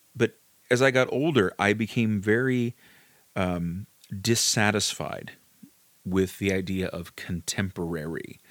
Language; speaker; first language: English; native; English